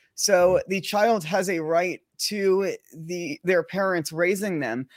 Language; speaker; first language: English; native; English